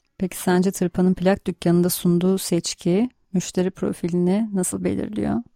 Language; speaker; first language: Turkish; native; Turkish